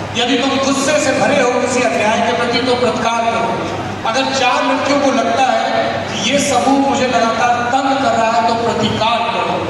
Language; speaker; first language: Hindi; non-native, local second language; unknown